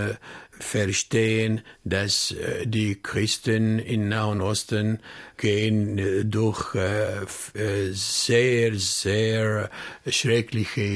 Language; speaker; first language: German; non-native, fluent; Arabic